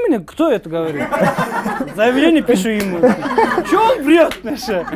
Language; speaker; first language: Russian; non-native, learner; Kazakh